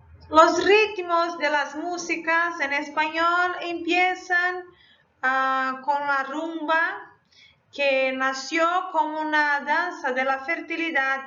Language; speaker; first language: Spanish; non-native, fluent; Portuguese